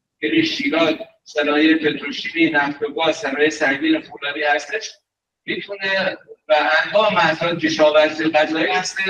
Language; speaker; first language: Persian; native; Persian